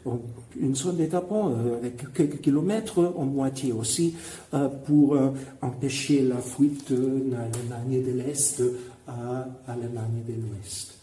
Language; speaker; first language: French; non-native, fluent; German